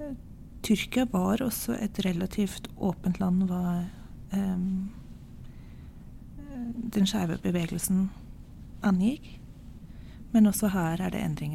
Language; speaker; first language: Norwegian; non-native, fluent; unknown